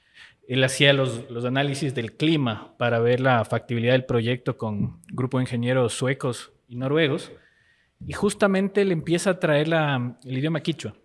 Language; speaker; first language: Spanish; native; Spanish